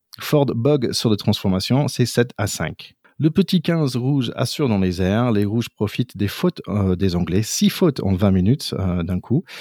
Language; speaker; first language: French; non-native, fluent; English